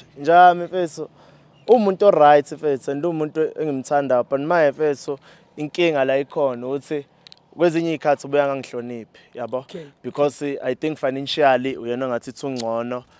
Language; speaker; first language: Zulu; native; Zulu